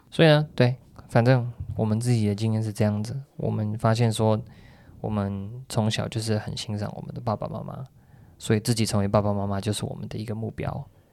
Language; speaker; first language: Chinese; native; Chinese